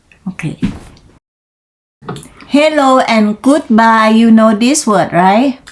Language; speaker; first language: English; non-native, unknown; Thai